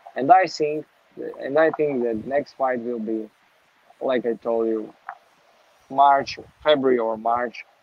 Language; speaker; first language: English; non-native, learner; Ukrainian